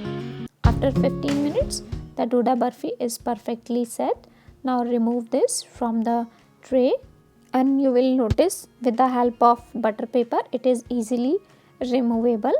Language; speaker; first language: English; non-native, local second language; Hindi